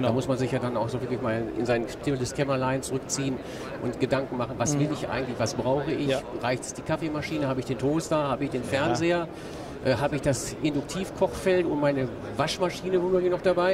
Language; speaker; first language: German; native; German